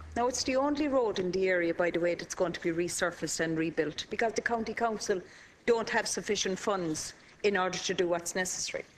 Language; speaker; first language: English; native; English